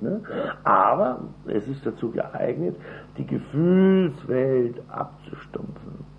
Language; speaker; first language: German; native; German